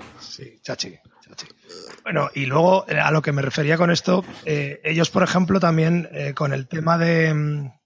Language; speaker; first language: Spanish; native; Spanish